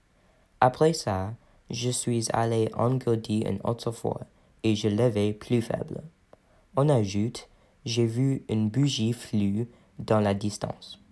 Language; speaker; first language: French; non-native, learner; English